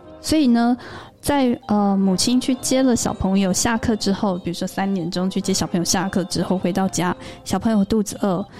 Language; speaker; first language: Chinese; native; Chinese